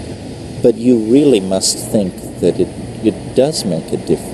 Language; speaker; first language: English; native; English